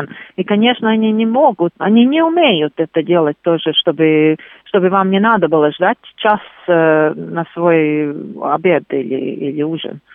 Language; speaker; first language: Russian; non-native, local second language; Latvian